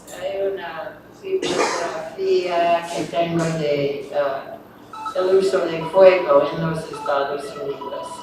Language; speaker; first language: Spanish; non-native, fluent; English